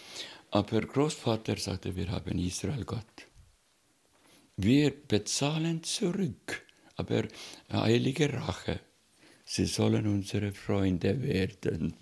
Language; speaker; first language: German; non-native, learner; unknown